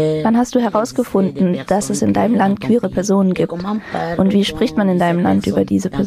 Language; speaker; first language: German; non-native, fluent; French